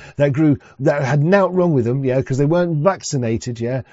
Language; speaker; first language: English; native; English